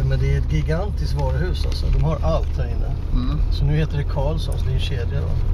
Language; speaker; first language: Swedish; native; Swedish